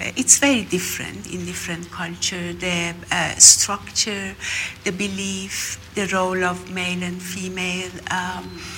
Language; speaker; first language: English; non-native, fluent; Persian